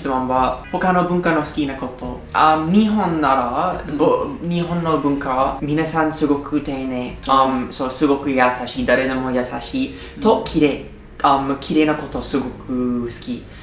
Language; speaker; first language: Japanese; non-native, learner; English